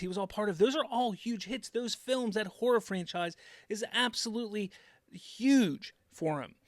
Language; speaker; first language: English; native; English